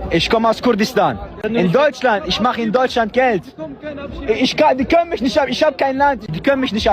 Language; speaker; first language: German; non-native, learner; Kurdish